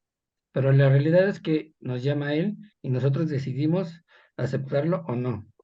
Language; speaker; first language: Spanish; native; Spanish